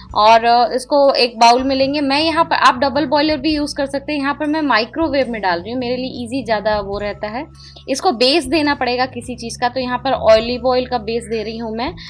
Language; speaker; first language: Hindi; native; Hindi